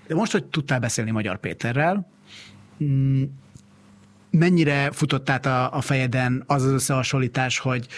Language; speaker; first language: Hungarian; native; Hungarian